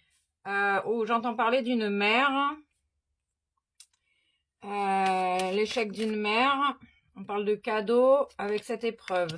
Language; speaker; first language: French; native; French